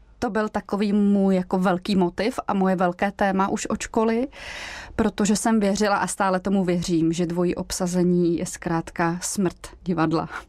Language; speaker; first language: Czech; native; Czech